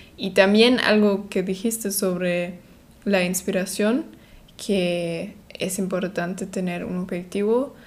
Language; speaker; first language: Spanish; non-native, fluent; German